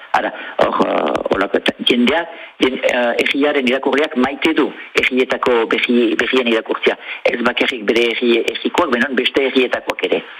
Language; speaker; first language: Basque; native; Basque